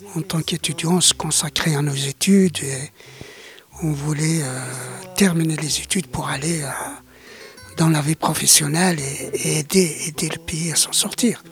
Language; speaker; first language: French; non-native, local second language; Kabyle